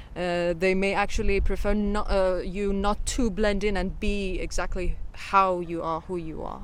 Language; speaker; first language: English; non-native, fluent; Persian